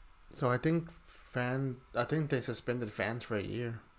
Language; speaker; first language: English; early bilingual, other home language; Spanish